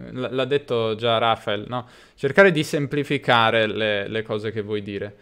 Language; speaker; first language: Italian; native; Italian